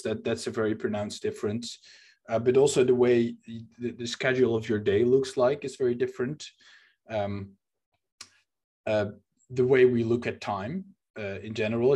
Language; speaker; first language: English; non-native, fluent; Dutch